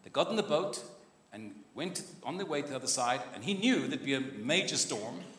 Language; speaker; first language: English; non-native, local second language; Afrikaans